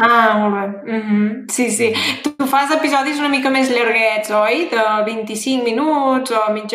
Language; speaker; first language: Catalan; native; Catalan